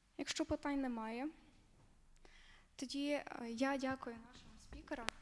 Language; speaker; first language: Ukrainian; native; Ukrainian